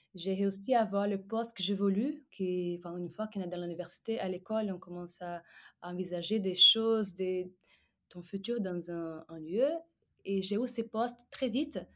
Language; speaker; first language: French; non-native, fluent; Portuguese